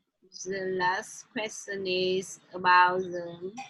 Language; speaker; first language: English; non-native, learner; Vietnamese